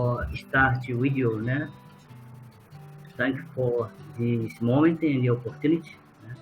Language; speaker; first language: English; non-native, learner; Portuguese